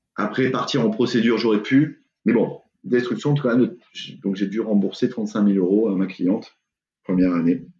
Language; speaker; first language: French; native; French